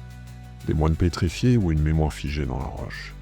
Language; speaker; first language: French; native; French